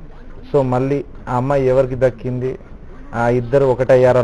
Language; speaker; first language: Telugu; native; Telugu